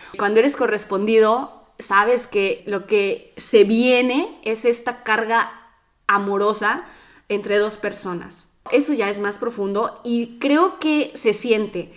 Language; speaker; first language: Spanish; native; Spanish